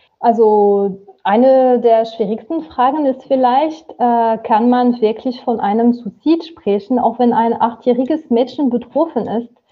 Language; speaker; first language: German; non-native, fluent; French